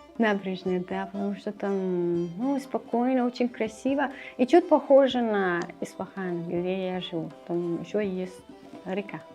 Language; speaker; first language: Russian; non-native, learner; Persian